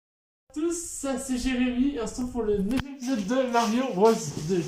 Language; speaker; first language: French; native; French